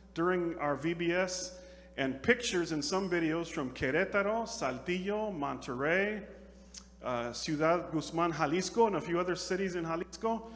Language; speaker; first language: English; native; English